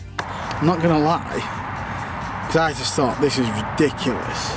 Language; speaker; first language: English; native; English